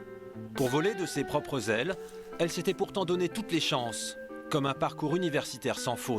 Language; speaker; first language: French; native; French